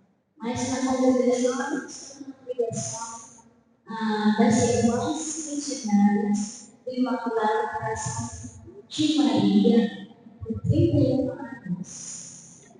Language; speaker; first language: Portuguese; non-native, fluent; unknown